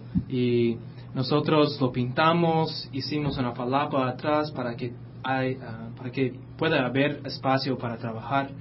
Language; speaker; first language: Spanish; non-native, fluent; English